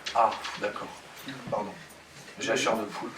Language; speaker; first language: French; native; French